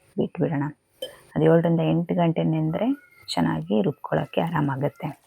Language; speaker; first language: Kannada; non-native, local second language; Tulu